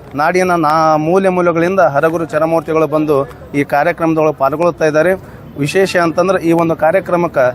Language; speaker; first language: Kannada; native; Kannada